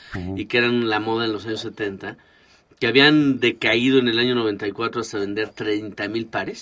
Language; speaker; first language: Spanish; native; Spanish